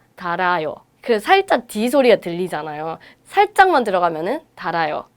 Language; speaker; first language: Korean; non-native, fluent; Burmese